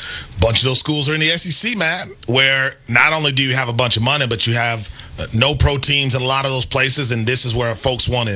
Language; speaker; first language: English; native; English